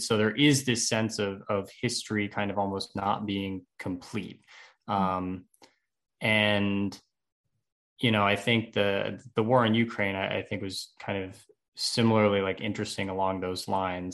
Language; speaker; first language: English; native; English